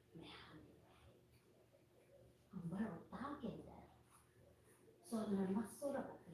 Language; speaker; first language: Swedish; non-native, fluent; Filipino